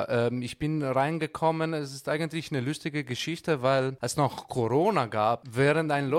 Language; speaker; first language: German; non-native, fluent; Italian